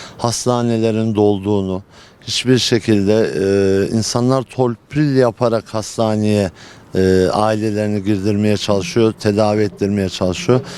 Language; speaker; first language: Turkish; native; Turkish